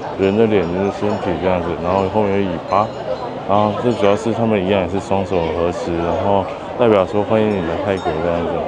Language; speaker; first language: Chinese; native; Chinese